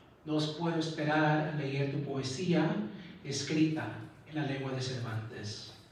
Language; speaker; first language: Spanish; early bilingual, heritage; Spanish